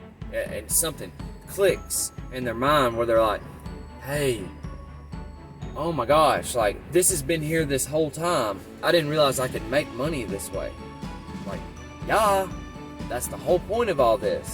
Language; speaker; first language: English; native; English